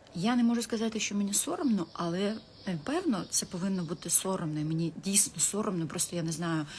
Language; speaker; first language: Ukrainian; non-native, local second language; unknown